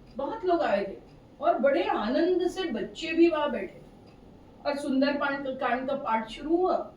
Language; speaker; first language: Hindi; non-native, local second language; Marathi